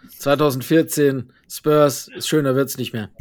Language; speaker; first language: German; native; German